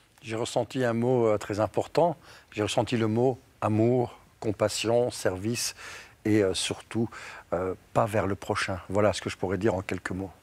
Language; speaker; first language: French; native; French